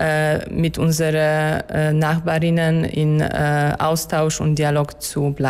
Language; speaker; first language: German; non-native, fluent; Polish